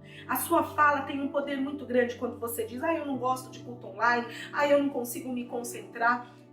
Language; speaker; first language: Portuguese; native; Portuguese